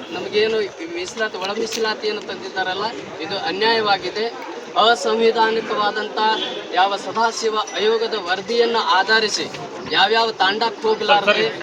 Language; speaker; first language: Kannada; non-native, local second language; Lambadi